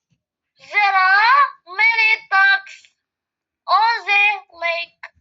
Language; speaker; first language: English; non-native, learner; Azerbaijani